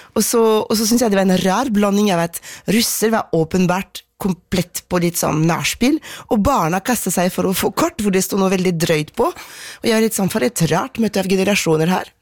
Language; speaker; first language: Norwegian; non-native, fluent; French